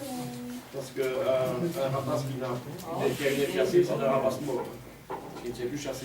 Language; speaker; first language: French; native; French